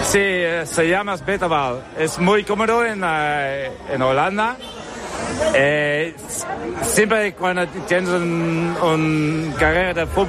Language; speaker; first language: Spanish; non-native, learner; Dutch